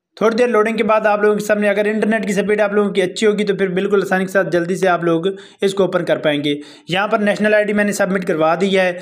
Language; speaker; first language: Urdu; non-native, local second language; Punjabi